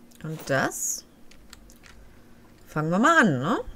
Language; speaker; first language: German; native; German